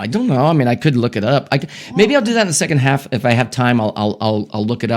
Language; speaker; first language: English; native; English